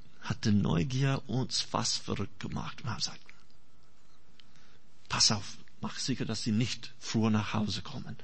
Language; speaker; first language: German; non-native, fluent; English